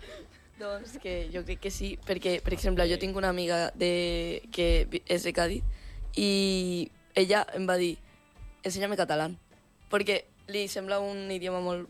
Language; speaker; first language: Catalan; non-native, local second language; Spanish